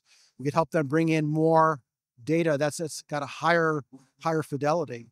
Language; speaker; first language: English; native; English